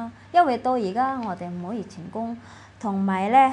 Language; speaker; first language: Cantonese; non-native, fluent; Indonesian